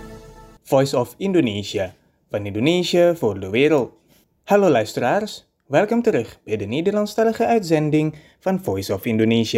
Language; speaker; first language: Dutch; non-native, fluent; Indonesian